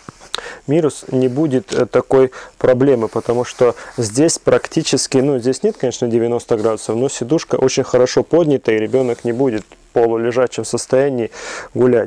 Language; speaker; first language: Russian; native; Russian